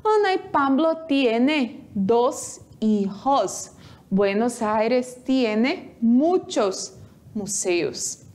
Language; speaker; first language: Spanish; non-native, fluent; Portuguese